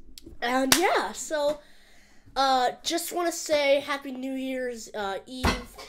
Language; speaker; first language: English; native; English